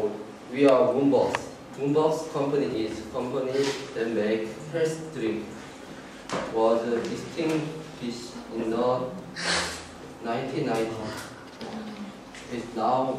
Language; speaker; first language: English; non-native, learner; Korean